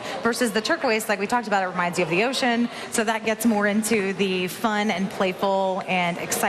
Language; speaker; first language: English; native; English